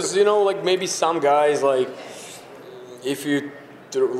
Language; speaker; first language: English; non-native, fluent; Slovak